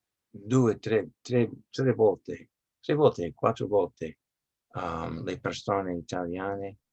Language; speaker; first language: Italian; non-native, learner; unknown